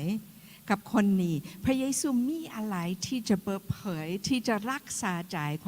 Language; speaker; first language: Thai; non-native, fluent; English